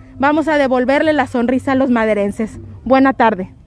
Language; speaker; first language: Spanish; native; Spanish